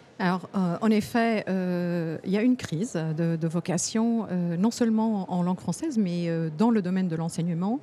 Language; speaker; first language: French; non-native, local second language; Arabic